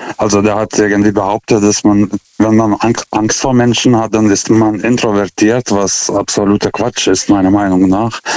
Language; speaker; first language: German; non-native, fluent; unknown